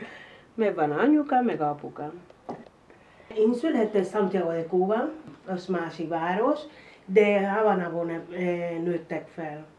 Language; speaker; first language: Hungarian; non-native, learner; Spanish